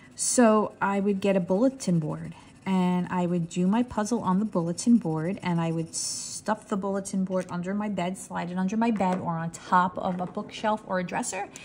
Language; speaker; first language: English; native; English